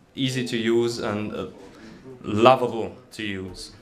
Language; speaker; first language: English; non-native, fluent; German